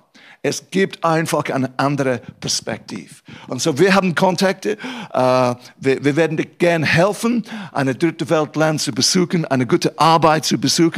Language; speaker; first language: German; non-native, fluent; English